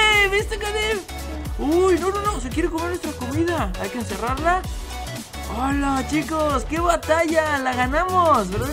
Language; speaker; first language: Spanish; native; Spanish